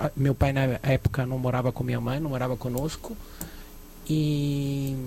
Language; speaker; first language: Portuguese; early bilingual, other home language; Spanish